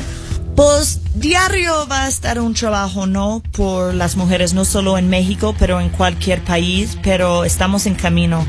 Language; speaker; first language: Spanish; non-native, fluent; English